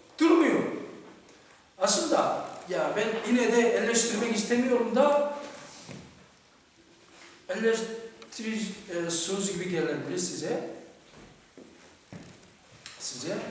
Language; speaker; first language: Turkish; non-native, fluent; Korean